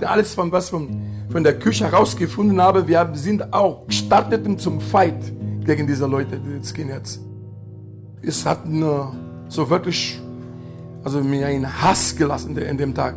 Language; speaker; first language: German; non-native, learner; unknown